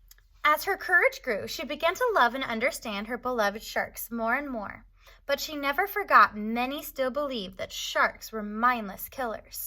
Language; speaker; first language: English; native; English